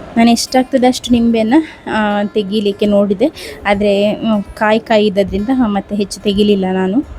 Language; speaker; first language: Kannada; native; Kannada